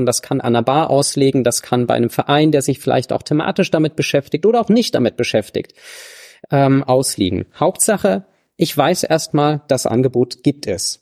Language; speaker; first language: German; native; German